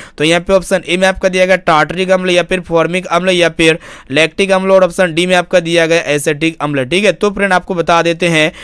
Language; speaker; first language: Hindi; native; Hindi